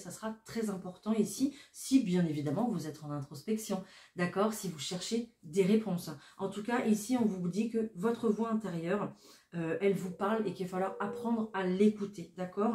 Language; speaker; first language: French; native; French